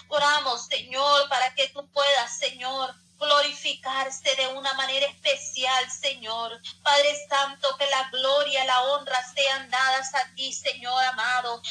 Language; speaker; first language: Spanish; native; Spanish